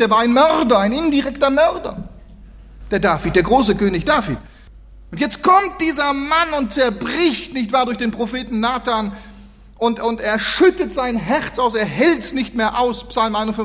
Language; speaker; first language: German; native; German